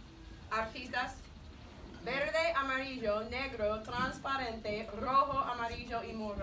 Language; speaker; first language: Spanish; non-native, fluent; English